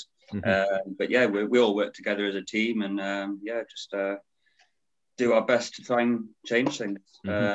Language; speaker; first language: English; native; English